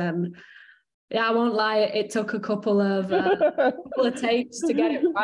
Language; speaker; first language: English; native; English